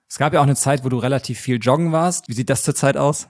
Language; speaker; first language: German; native; German